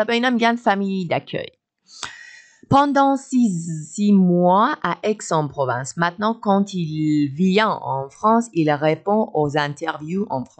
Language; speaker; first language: French; non-native, fluent; Persian